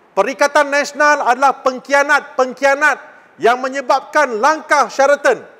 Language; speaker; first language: Malay; non-native, local second language; Tamil